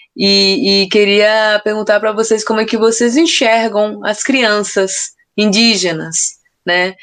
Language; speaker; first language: Portuguese; native; Portuguese